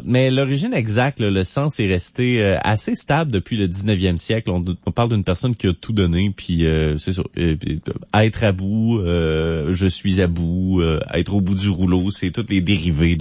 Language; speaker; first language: French; native; French